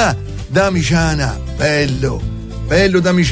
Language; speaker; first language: Italian; native; Italian